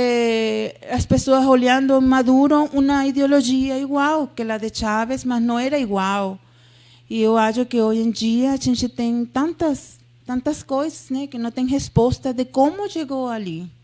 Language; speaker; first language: Portuguese; non-native, fluent; Spanish